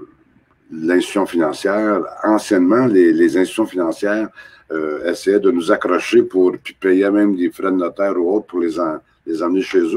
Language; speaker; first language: French; native; French